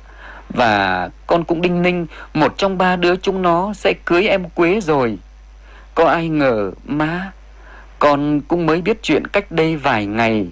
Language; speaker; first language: Vietnamese; native; Vietnamese